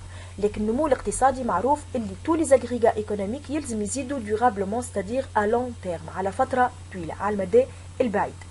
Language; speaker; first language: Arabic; native; Arabic